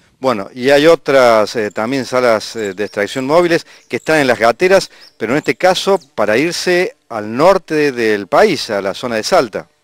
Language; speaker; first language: Spanish; native; Spanish